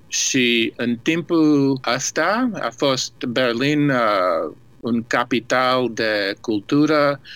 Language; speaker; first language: Romanian; early bilingual, heritage; Romanian